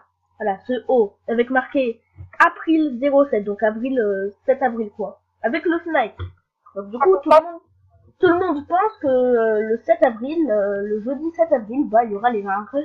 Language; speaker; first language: French; native; French